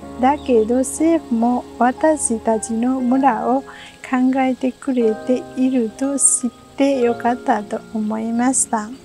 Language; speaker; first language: Japanese; non-native, learner; Nepali